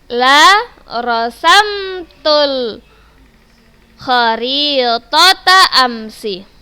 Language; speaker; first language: Arabic; non-native, fluent; Indonesian